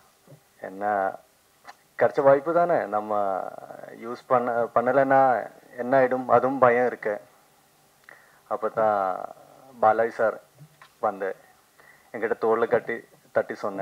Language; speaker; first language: Tamil; non-native, learner; Malayalam